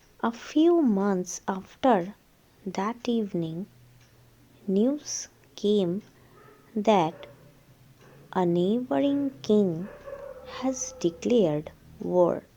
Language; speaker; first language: English; non-native, local second language; Bangla